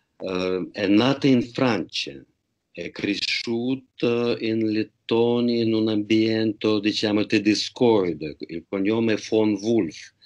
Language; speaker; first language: Italian; non-native, fluent; Russian